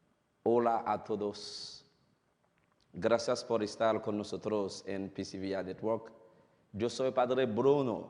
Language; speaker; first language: Spanish; non-native, fluent; Haitian Creole